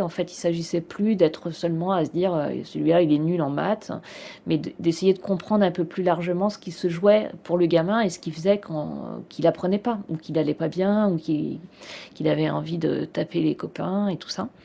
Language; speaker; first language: French; native; French